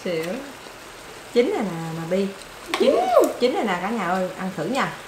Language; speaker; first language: Vietnamese; native; Vietnamese